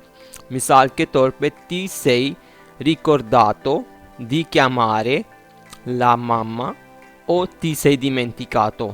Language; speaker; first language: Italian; non-native, fluent; Urdu